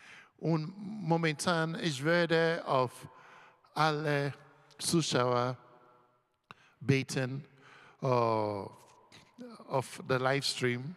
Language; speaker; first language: German; non-native, learner; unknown